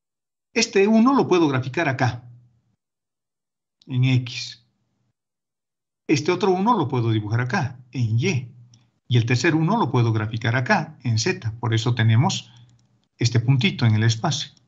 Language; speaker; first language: Spanish; native; Spanish